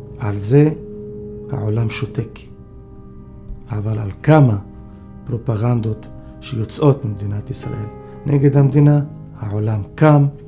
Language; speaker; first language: Hebrew; non-native, local second language; Arabic